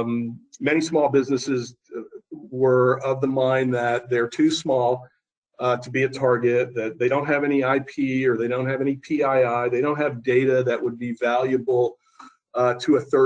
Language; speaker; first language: English; native; English